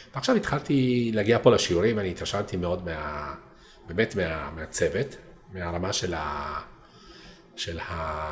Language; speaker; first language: Hebrew; non-native, fluent; Italian